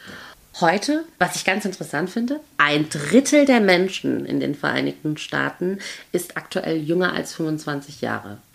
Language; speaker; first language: German; native; German